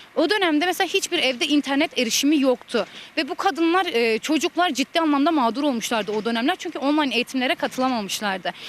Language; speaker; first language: Turkish; native; Turkish